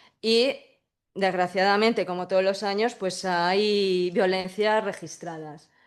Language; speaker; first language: Spanish; native; Spanish